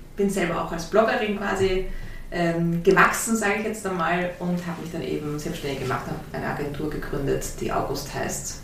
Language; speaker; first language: German; early bilingual, heritage; German